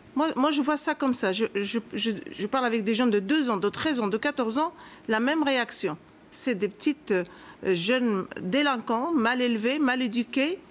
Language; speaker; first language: French; non-native, local second language; Arabic